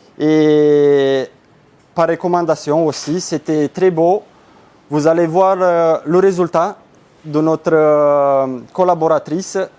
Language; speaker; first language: French; non-native, fluent; Romanian